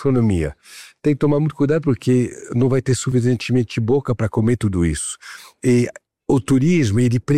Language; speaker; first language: Portuguese; non-native, fluent; French